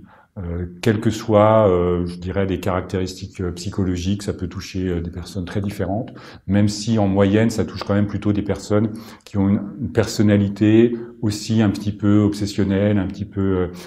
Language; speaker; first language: French; native; French